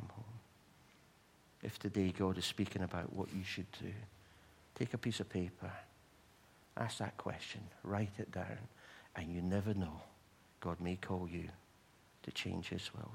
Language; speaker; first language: English; native; English